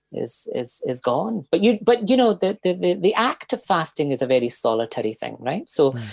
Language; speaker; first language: English; native; English